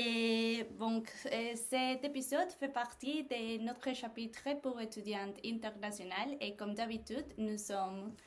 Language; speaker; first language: French; non-native, learner; Spanish